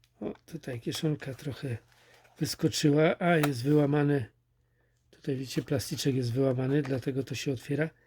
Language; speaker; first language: Polish; native; Polish